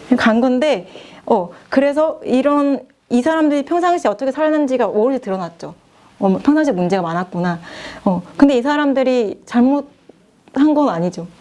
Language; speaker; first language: Korean; native; Korean